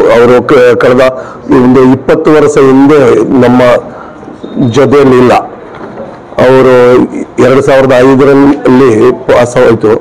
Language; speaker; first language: Kannada; non-native, local second language; Urdu